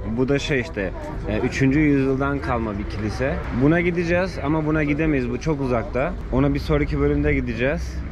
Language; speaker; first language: Turkish; native; Turkish